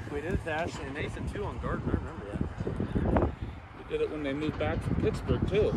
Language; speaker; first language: English; native; English